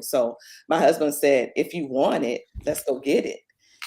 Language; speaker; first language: English; native; English